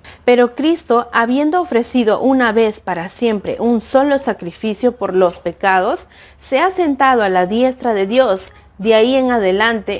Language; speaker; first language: Spanish; native; Spanish